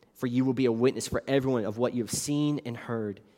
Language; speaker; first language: English; native; English